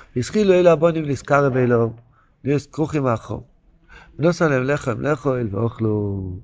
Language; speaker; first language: Hebrew; non-native, local second language; Yiddish